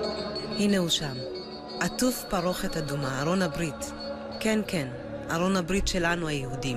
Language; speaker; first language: Hebrew; native; Hebrew